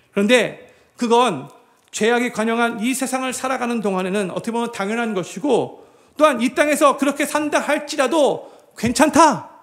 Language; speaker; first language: Korean; native; Korean